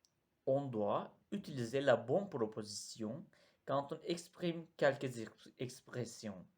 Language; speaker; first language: French; non-native, learner; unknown